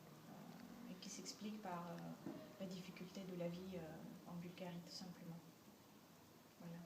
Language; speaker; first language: French; non-native, fluent; Bulgarian